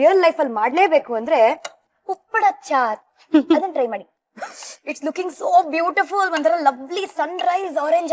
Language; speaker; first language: Kannada; native; Kannada